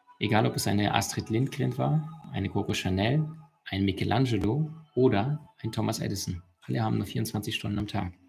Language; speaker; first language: German; early bilingual, other home language; Russian